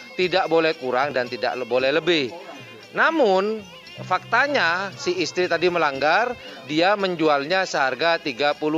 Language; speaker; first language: Indonesian; non-native, local second language; Madurese